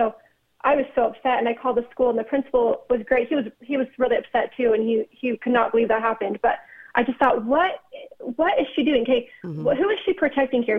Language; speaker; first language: English; native; English